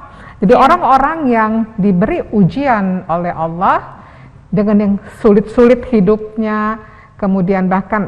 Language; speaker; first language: Indonesian; native; Indonesian